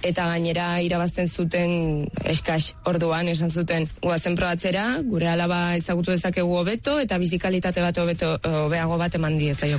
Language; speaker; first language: Basque; early bilingual, other home language; Bulgarian